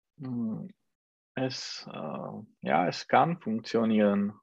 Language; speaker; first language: German; non-native, learner; Czech